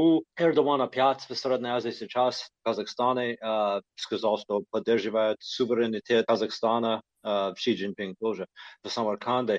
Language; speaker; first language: Russian; non-native, fluent; English